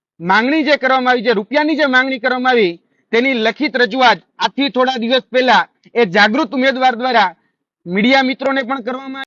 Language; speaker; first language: Gujarati; native; Gujarati